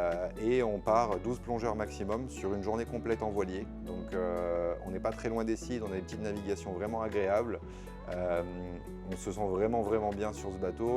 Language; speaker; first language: French; native; French